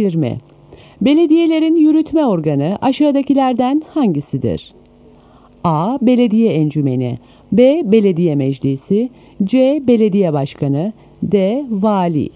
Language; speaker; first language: Turkish; native; Turkish